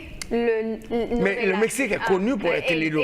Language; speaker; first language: French; non-native, local second language; Haitian Creole